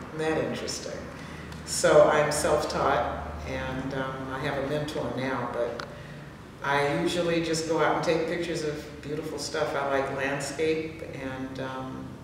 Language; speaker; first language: English; native; English